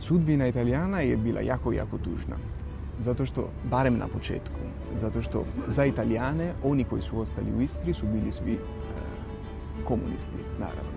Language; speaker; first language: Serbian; non-native, fluent; Italian